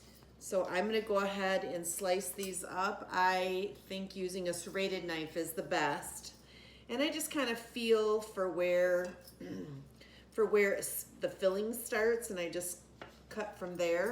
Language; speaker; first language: English; native; English